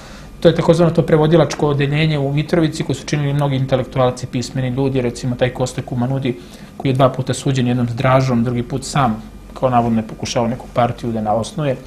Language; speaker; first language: Serbian; native; Serbian